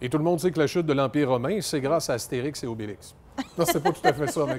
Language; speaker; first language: French; native; French